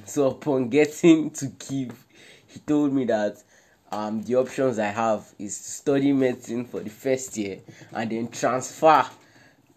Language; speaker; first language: English; non-native, local second language; Yoruba